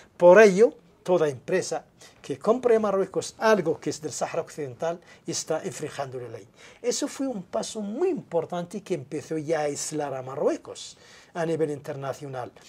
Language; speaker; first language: Spanish; non-native, local second language; Arabic